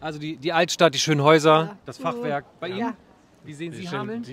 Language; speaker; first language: German; native; German